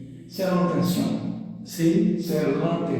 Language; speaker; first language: French; non-native, learner; Portuguese